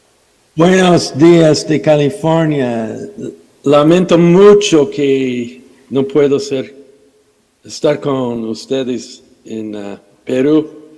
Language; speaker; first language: Spanish; non-native, fluent; English